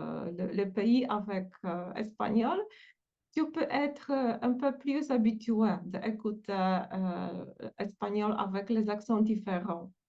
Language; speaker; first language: French; non-native, fluent; Polish